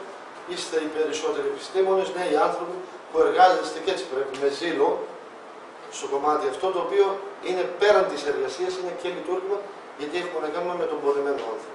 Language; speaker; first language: Greek; native; Greek